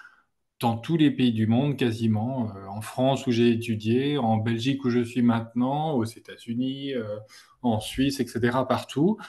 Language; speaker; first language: French; native; French